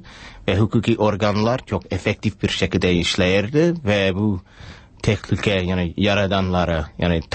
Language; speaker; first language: Turkish; non-native, fluent; English